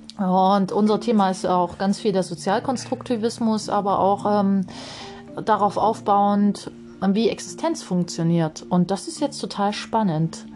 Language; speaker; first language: German; native; German